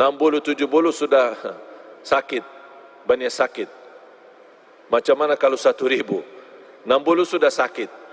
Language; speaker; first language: Indonesian; non-native, fluent; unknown